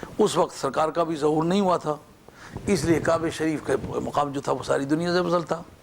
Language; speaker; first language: Urdu; non-native, local second language; Punjabi